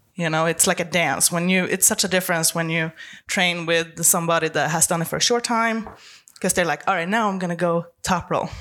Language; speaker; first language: English; non-native, fluent; Swedish